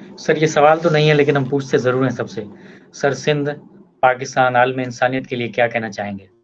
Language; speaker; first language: Urdu; non-native, local second language; Sindhi